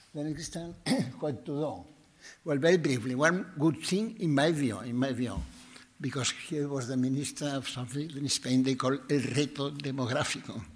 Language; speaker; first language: English; non-native, fluent; Catalan